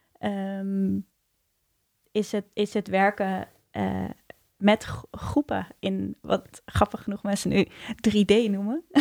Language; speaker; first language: Dutch; native; Dutch